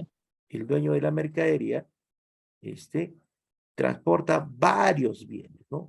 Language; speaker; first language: Spanish; native; Spanish